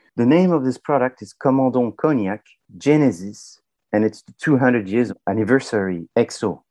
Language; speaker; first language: English; non-native, fluent; French